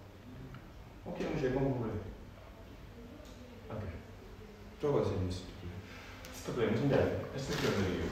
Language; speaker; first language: French; non-native, local second language; Wolof